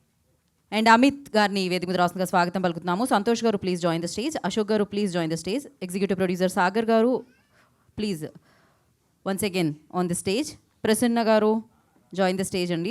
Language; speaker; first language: Telugu; native; Telugu